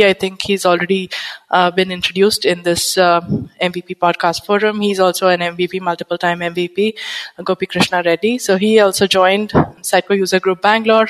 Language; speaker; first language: English; non-native, local second language; Bangla